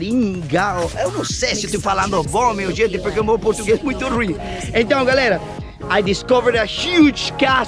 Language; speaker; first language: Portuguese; non-native, learner; Spanish